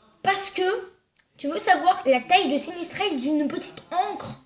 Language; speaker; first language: French; native; French